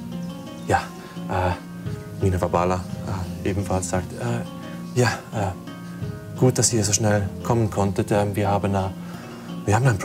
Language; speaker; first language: German; native; German